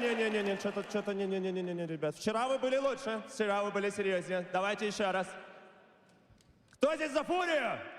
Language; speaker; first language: Russian; native; Russian